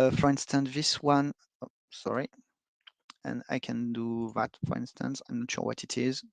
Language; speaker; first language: English; non-native, fluent; French